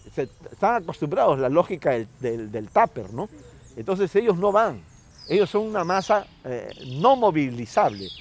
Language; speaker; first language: Spanish; non-native, local second language; Quechua